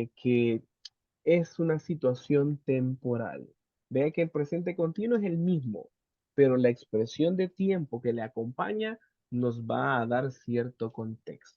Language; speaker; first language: Spanish; native; Spanish